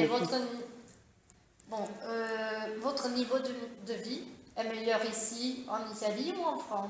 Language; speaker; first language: French; non-native, fluent; Italian